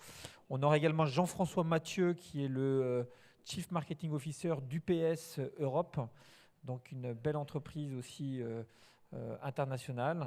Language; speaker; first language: French; native; French